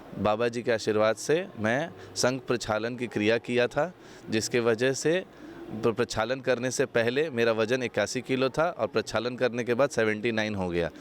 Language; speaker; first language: Hindi; native; Hindi